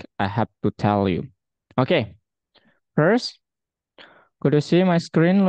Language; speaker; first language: English; non-native, fluent; Indonesian